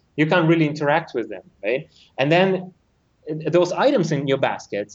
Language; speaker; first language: English; non-native, fluent; Russian